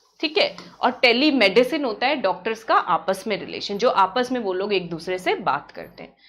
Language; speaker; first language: Hindi; native; Hindi